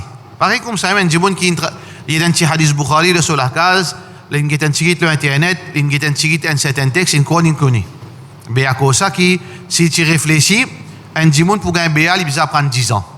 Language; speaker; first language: French; non-native, learner; Morisyen